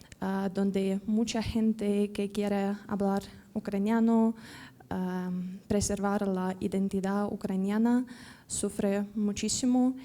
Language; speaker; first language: Spanish; non-native, fluent; Ukrainian